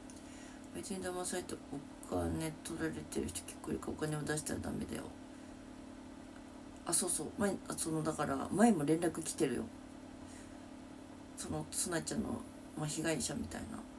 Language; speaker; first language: Japanese; native; Japanese